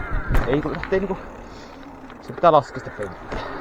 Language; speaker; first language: Finnish; native; Finnish